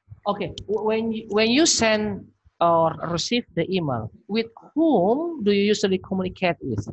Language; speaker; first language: English; non-native, fluent; Indonesian